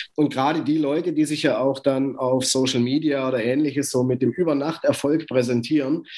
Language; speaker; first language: German; native; German